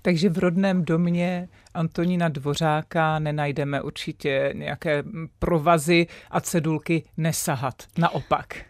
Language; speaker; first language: Czech; native; Czech